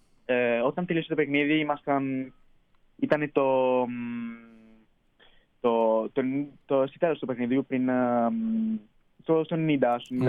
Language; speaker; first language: Greek; early bilingual, heritage; Greek